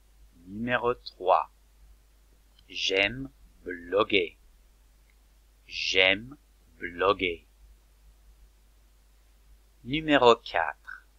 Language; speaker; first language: French; non-native, fluent; English